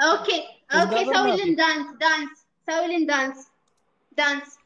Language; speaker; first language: Arabic; non-native, learner; Amharic